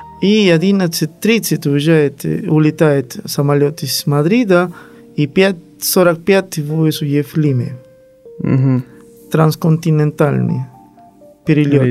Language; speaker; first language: Russian; non-native, learner; Spanish